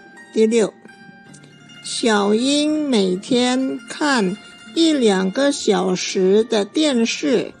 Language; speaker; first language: Chinese; non-native, fluent; Indonesian